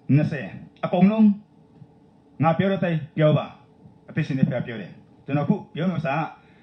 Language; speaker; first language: Burmese; non-native, local second language; Tedim Chin